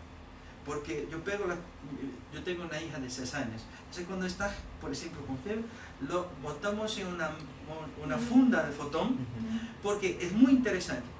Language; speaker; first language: Spanish; non-native, learner; Portuguese